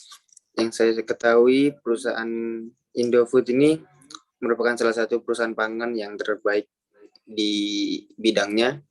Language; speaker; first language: Indonesian; non-native, local second language; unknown